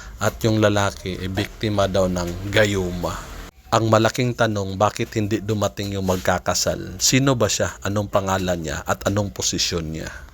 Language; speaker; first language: Filipino; non-native, local second language; Cebuano